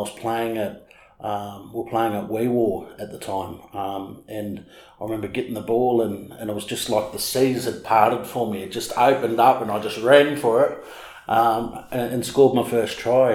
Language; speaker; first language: English; native; English